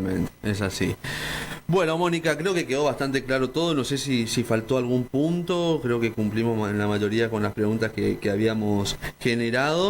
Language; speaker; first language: Spanish; native; Spanish